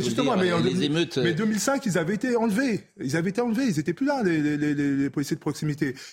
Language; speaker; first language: French; native; French